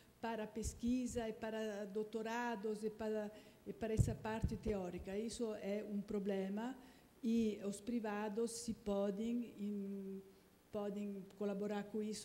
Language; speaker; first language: Portuguese; non-native, fluent; Italian